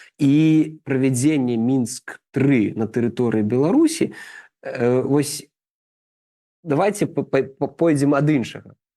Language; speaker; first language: Belarusian; native; Belarusian